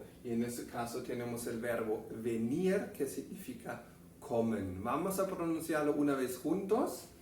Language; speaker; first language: Spanish; non-native, fluent; German